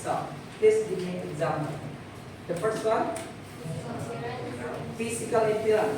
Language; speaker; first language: English; non-native, fluent; Indonesian